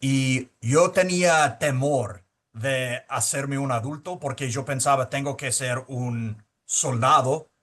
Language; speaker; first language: Spanish; early bilingual, heritage; Spanish